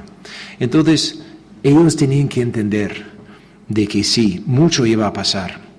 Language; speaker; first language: Spanish; non-native, fluent; English